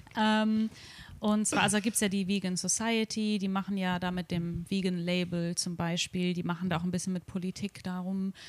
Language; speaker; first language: German; native; German